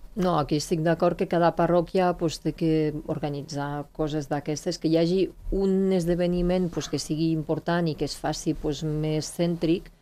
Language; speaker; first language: Catalan; native; Catalan